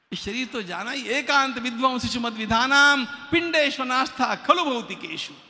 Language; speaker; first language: Hindi; non-native, local second language; Marathi